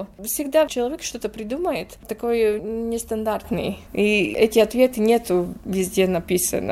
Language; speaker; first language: Russian; non-native, local second language; Latvian